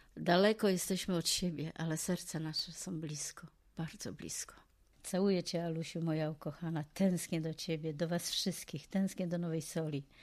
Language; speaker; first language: Polish; native; Polish